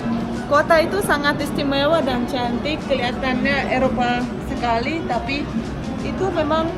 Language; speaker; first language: Indonesian; non-native, fluent; Russian